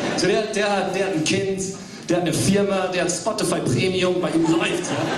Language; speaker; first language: German; early bilingual, other home language; English